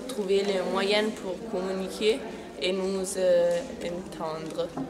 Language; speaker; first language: French; non-native, learner; Italian